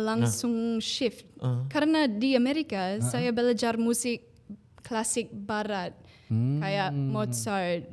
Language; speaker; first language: Indonesian; non-native, fluent; English